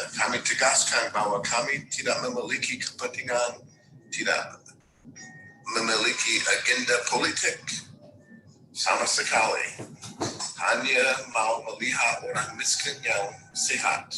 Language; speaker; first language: Indonesian; non-native, fluent; English